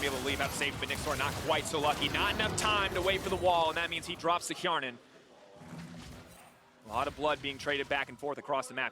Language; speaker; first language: English; native; English